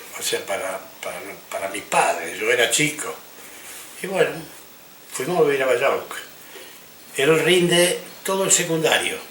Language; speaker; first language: Spanish; early bilingual, other home language; English